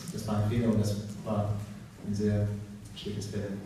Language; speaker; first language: German; non-native, learner; Russian